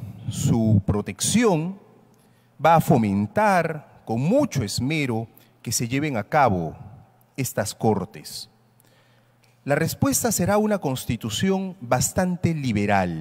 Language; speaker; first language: Spanish; native; Spanish